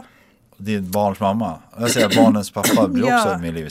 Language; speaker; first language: Swedish; native; Swedish